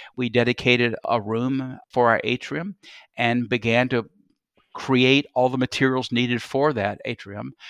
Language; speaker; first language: English; native; English